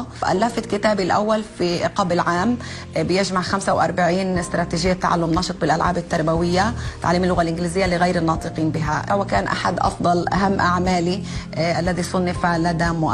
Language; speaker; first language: Arabic; native; Arabic